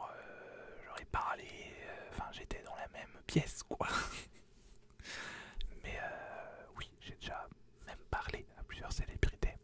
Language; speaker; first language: French; native; French